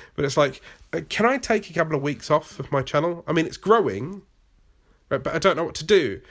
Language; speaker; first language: English; native; English